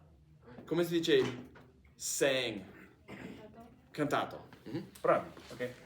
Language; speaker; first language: Italian; non-native, fluent; English